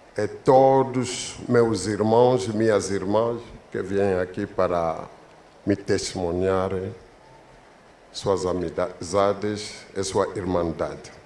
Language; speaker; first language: Portuguese; non-native, learner; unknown